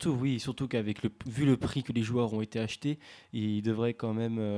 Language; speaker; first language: French; native; French